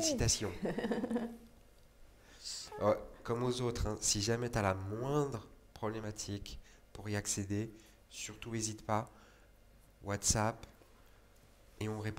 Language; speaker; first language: French; native; French